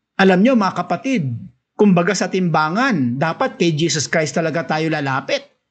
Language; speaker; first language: Filipino; non-native, local second language; Cebuano